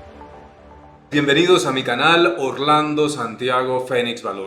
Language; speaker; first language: Spanish; native; Spanish